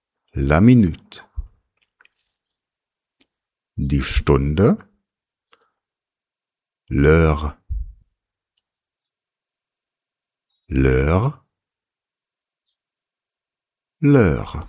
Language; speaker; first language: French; non-native, fluent; German